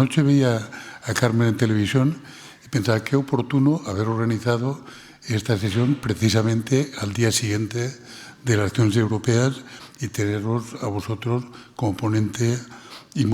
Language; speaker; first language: Spanish; non-native, local second language; Catalan